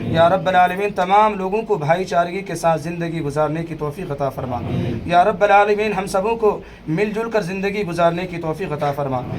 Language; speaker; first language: Urdu; native; Urdu